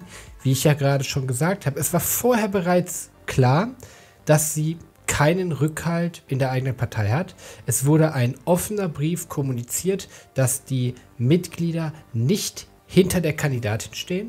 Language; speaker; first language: German; native; German